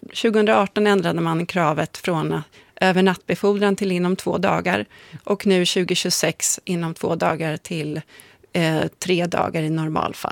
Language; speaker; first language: Swedish; native; Swedish